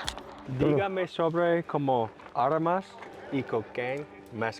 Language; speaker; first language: Spanish; non-native, learner; English